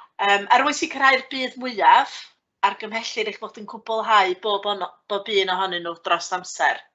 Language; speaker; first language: Welsh; native; Welsh